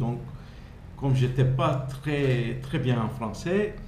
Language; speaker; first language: French; non-native, fluent; Turkish